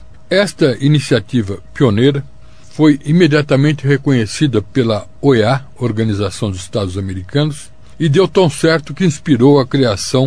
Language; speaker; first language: Portuguese; native; Portuguese